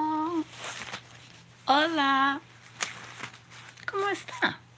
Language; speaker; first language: Spanish; non-native, learner; English